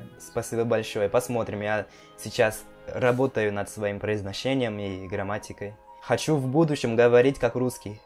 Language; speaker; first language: Russian; non-native, fluent; Portuguese